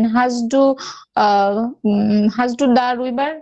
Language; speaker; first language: German; non-native, learner; Bangla